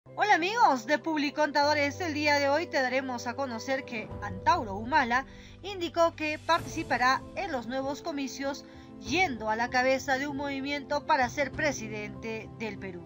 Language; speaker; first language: Spanish; native; Spanish